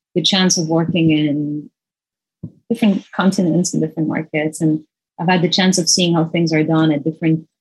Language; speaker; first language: English; non-native, fluent; Arabic